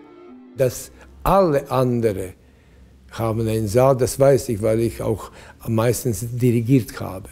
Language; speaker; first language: German; non-native, fluent; Latvian